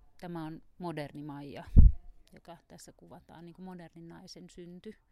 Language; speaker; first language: Finnish; native; Finnish